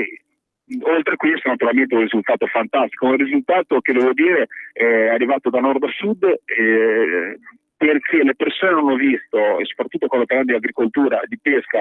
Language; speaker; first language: Italian; native; Italian